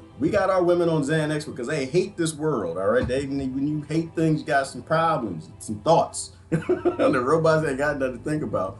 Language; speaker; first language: English; native; English